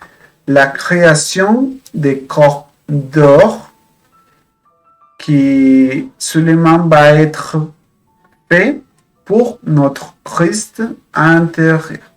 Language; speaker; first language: French; non-native, fluent; Spanish